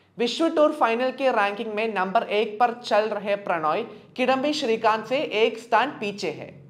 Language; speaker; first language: Hindi; non-native, local second language; Malayalam